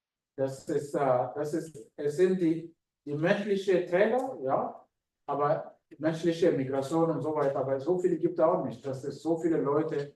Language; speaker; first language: German; non-native, fluent; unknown